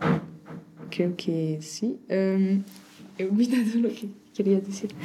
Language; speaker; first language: Spanish; non-native, fluent; French